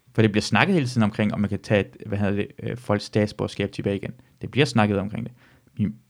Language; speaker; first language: Danish; early bilingual, other home language; Persian